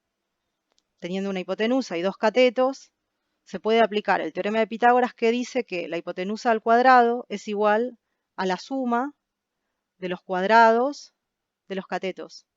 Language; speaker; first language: Spanish; native; Spanish